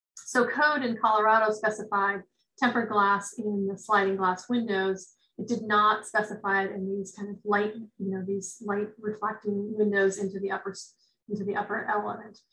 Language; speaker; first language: English; native; English